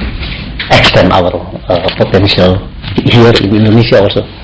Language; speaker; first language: English; non-native, fluent; Indonesian